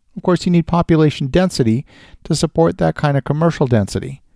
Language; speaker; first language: English; native; English